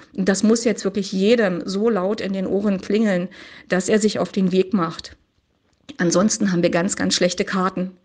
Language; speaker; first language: German; native; German